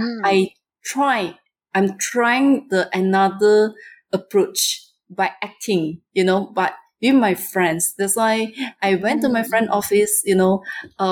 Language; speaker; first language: English; non-native, local second language; Chinese